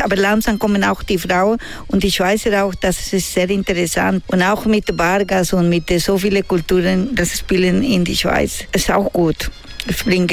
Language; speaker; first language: German; non-native, learner; Spanish